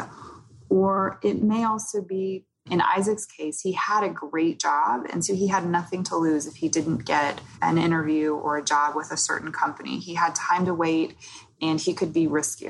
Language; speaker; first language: English; native; English